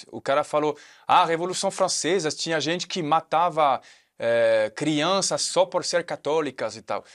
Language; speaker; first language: Portuguese; non-native, fluent; French